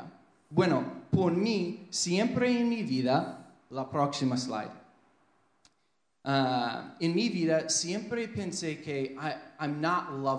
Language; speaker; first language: Spanish; non-native, fluent; English